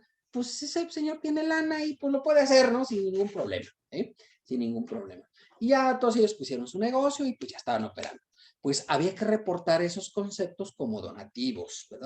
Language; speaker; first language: Spanish; native; Spanish